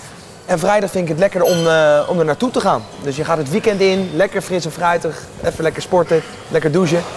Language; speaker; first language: Dutch; native; Dutch